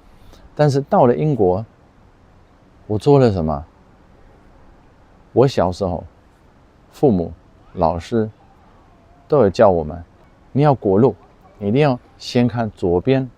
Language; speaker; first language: Chinese; non-native, fluent; Dutch